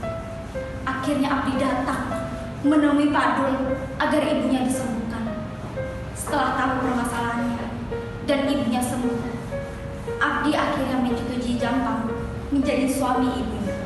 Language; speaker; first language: Indonesian; native; Indonesian